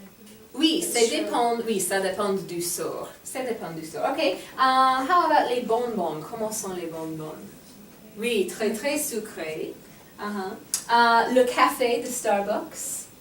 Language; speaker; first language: French; non-native, fluent; English